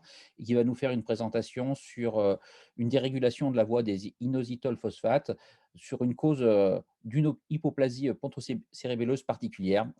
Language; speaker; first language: French; native; French